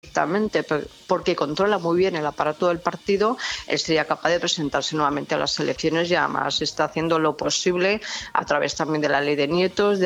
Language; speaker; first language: Spanish; native; Spanish